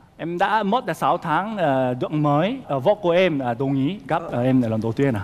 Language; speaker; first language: Vietnamese; non-native, fluent; Korean